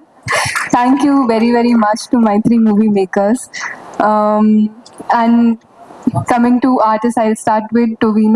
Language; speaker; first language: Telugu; non-native, fluent; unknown